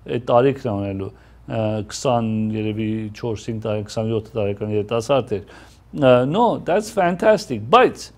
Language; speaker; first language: Armenian; early bilingual, heritage; Armenian